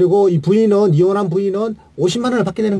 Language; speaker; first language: Korean; native; Korean